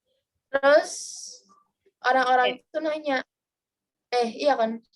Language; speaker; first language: Indonesian; native; Indonesian